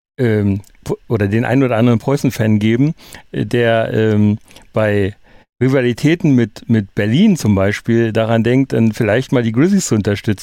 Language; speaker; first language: German; native; German